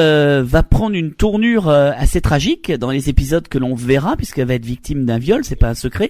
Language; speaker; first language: French; native; French